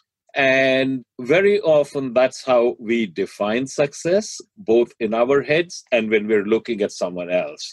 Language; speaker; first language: English; non-native, local second language; Hindi